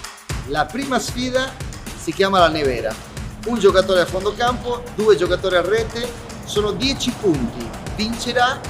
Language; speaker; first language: Italian; non-native, fluent; Spanish